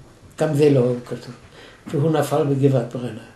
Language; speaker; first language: Hebrew; non-native, fluent; German